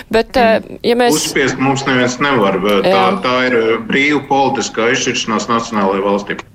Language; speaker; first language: Latvian; non-native, local second language; Russian